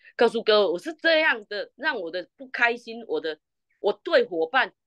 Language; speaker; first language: Chinese; native; Chinese